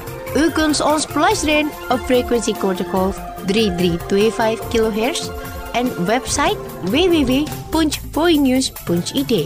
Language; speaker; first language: Dutch; non-native, fluent; Indonesian